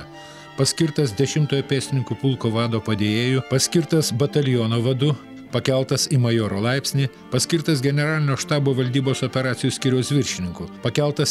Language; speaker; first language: Lithuanian; native; Lithuanian